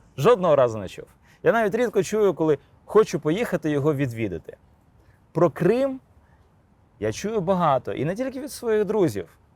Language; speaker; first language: Ukrainian; non-native, local second language; Crimean Tatar